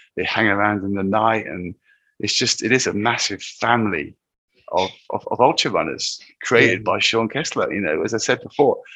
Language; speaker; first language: English; native; English